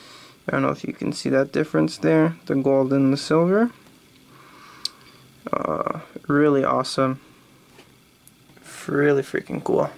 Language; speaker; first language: English; native; English